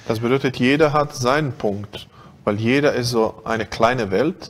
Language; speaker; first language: German; non-native, fluent; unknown